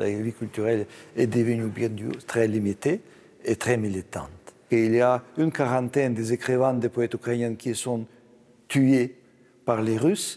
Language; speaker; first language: French; non-native, fluent; Russian